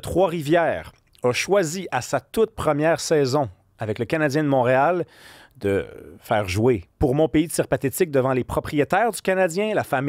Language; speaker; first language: French; native; French